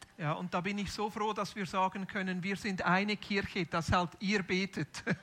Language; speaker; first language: German; native; German